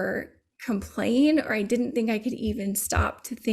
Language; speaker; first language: English; native; English